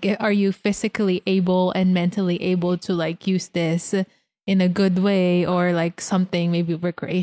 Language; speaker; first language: English; non-native, local second language; Filipino